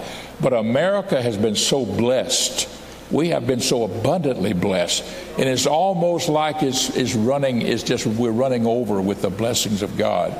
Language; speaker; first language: English; native; English